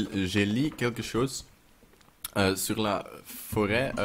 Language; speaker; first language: French; non-native, local second language; Dutch